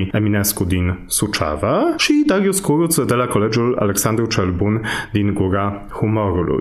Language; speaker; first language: Romanian; non-native, fluent; Polish